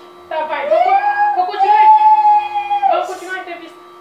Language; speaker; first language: Portuguese; native; Portuguese